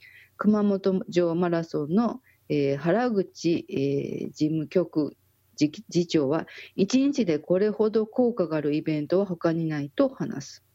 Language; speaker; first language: Japanese; native; Japanese